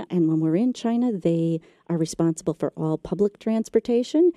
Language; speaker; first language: English; native; English